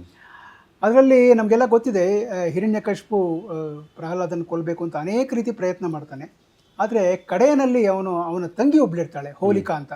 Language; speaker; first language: Kannada; native; Kannada